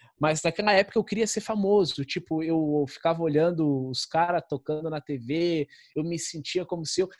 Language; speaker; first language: Portuguese; native; Portuguese